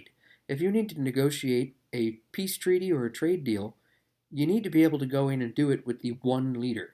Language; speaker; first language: English; native; English